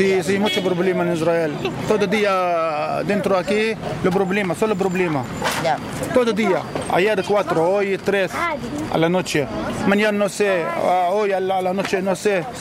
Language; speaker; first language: Spanish; non-native, learner; Arabic